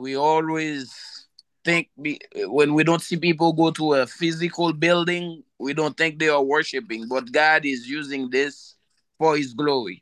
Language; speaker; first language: English; non-native, fluent; Haitian Creole